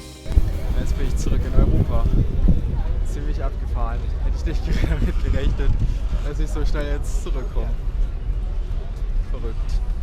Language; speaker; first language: German; native; German